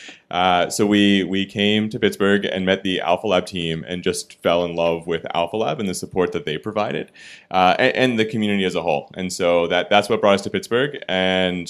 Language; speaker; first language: English; native; English